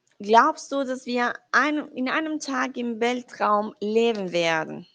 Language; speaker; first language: German; non-native, learner; Spanish